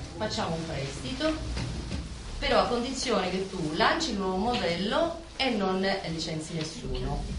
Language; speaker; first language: Italian; non-native, fluent; Spanish